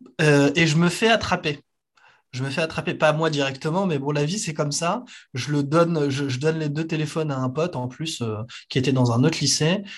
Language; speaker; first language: French; native; French